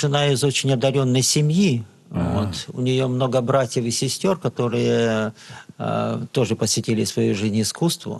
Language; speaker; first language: Russian; native; Russian